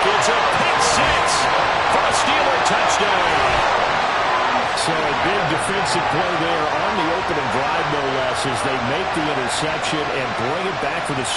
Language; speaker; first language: English; native; English